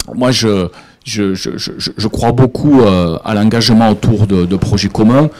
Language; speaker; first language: French; native; French